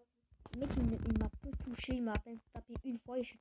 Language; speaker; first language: French; native; French